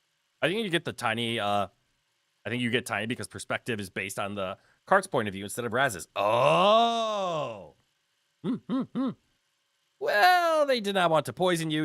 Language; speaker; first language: English; native; English